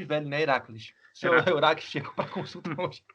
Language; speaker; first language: Portuguese; native; Portuguese